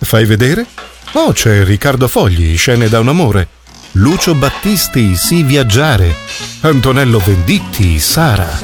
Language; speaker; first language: Italian; native; Italian